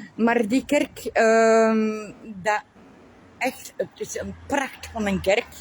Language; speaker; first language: Dutch; non-native, local second language; French